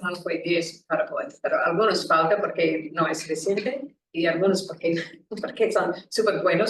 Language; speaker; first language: Spanish; non-native, learner; English